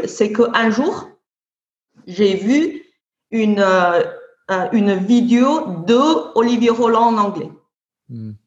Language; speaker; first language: French; non-native, fluent; Chinese